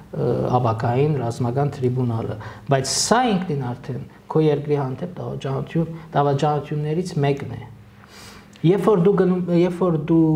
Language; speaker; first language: Armenian; early bilingual, heritage; Armenian